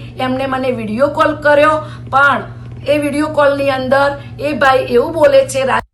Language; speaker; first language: Gujarati; native; Gujarati